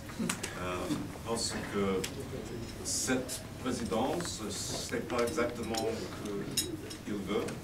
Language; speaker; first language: French; non-native, fluent; English